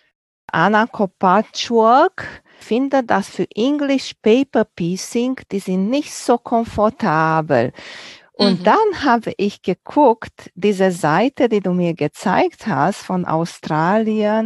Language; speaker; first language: German; non-native, fluent; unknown